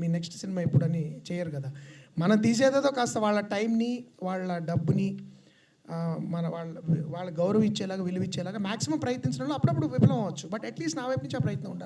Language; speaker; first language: Telugu; native; Telugu